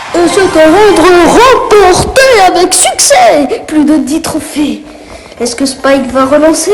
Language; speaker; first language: French; native; French